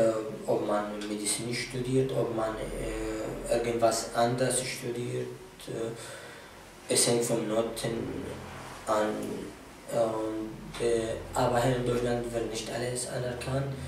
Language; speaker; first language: German; non-native, fluent; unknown